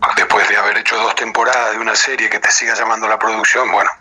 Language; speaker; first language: Spanish; native; Spanish